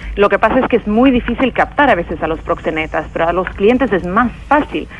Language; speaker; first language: Spanish; non-native, fluent; Swedish